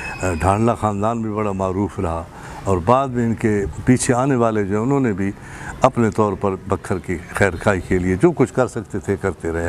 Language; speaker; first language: Urdu; non-native, local second language; Saraiki